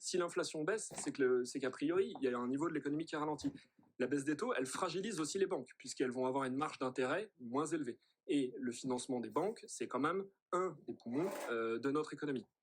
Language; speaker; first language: French; native; French